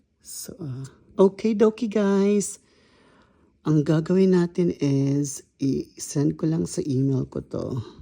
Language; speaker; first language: Filipino; non-native, local second language; Kinaray-a